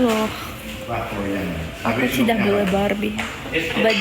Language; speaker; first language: Indonesian; non-native, learner; Russian